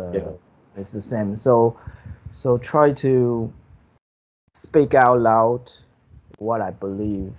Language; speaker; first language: English; non-native, fluent; Chinese